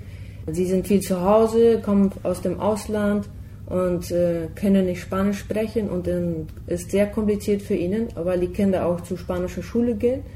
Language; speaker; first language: German; non-native, fluent; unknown